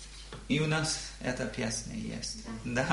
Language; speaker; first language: Russian; non-native, learner; English